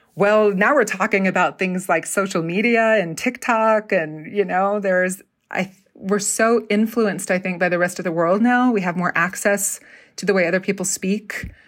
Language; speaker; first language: English; native; English